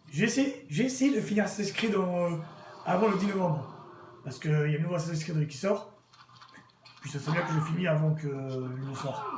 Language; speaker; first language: French; native; French